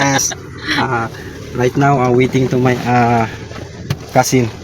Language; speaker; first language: English; non-native, local second language; Filipino